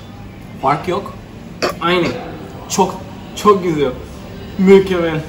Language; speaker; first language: Turkish; non-native, fluent; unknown